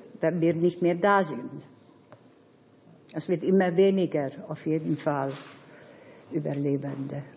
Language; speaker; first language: German; non-native, fluent; Hungarian